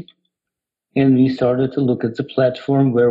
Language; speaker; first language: English; non-native, fluent; Ukrainian